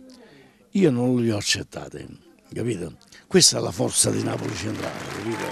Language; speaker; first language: Italian; native; Italian